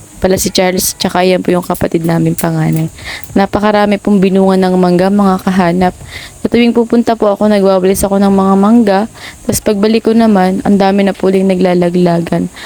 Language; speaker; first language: Filipino; non-native, local second language; Bikol